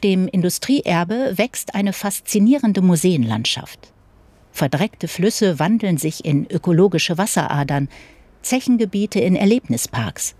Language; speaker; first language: German; native; German